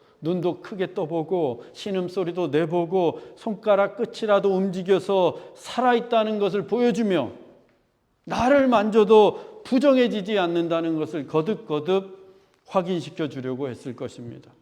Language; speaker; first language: Korean; native; Korean